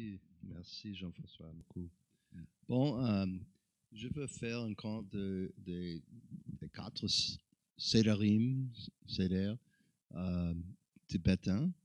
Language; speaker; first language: French; non-native, learner; English